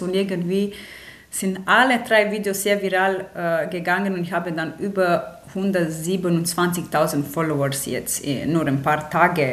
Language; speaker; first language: German; non-native, fluent; Romanian